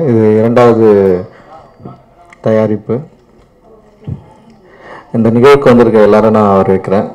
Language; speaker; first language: Tamil; native; Tamil